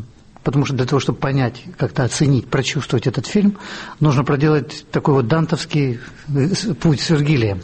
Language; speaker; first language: Russian; native; Russian